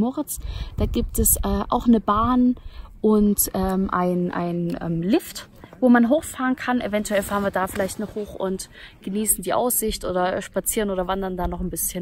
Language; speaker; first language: German; native; German